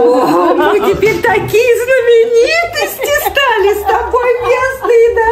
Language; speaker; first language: Russian; native; Russian